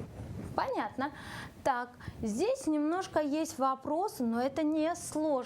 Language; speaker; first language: Russian; non-native, local second language; Kyrgyz